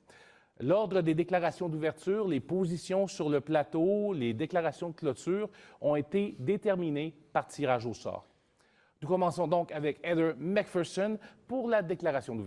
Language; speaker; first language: French; native; French